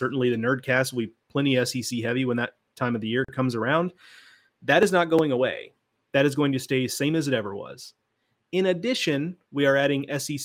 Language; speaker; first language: English; native; English